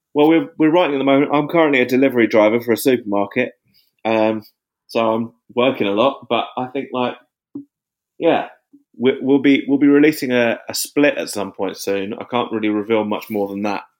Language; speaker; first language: English; native; English